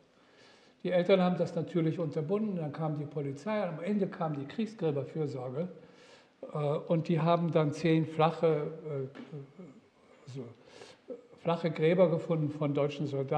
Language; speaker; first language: German; native; German